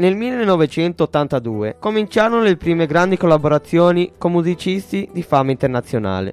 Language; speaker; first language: Italian; native; Italian